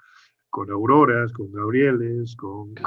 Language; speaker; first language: Spanish; native; Spanish